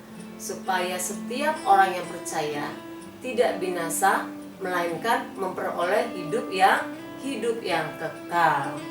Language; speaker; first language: Indonesian; native; Indonesian